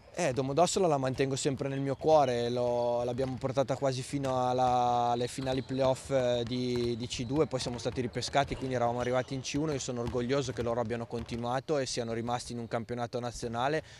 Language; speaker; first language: Italian; native; Italian